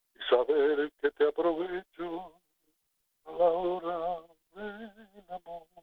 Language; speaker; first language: Spanish; native; Spanish